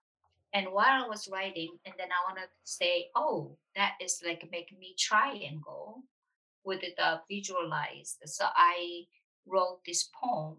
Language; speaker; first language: English; non-native, fluent; Korean